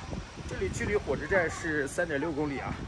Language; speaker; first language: Chinese; native; Chinese